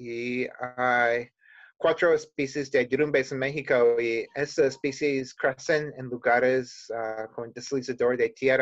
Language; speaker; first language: Spanish; non-native, learner; English